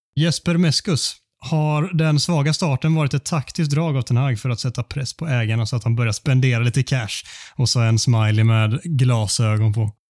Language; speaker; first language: Swedish; native; Swedish